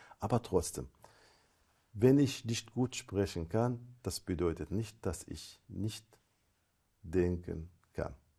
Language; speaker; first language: German; non-native, fluent; Arabic